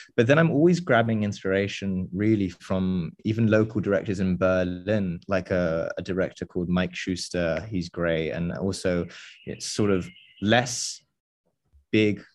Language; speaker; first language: English; native; English